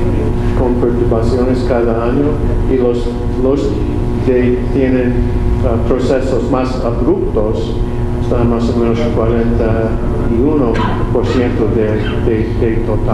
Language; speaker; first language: Spanish; non-native, learner; English